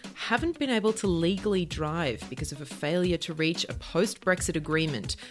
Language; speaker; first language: English; native; English